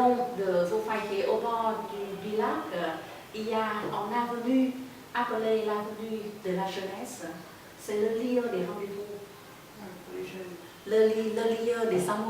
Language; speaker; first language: French; non-native, fluent; Vietnamese